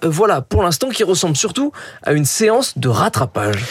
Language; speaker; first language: French; native; French